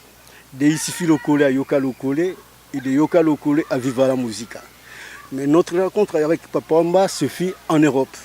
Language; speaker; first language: French; non-native, local second language; Lingala